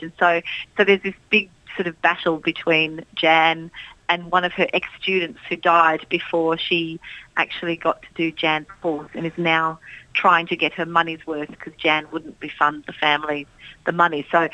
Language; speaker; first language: English; early bilingual, other home language; Dutch